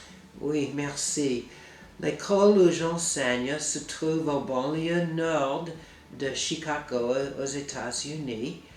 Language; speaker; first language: French; non-native, fluent; English